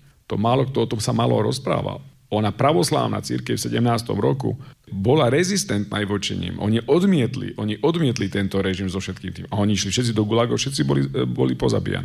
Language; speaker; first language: Slovak; native; Slovak